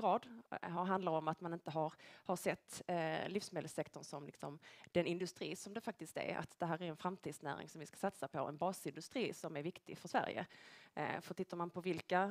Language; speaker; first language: Swedish; native; Swedish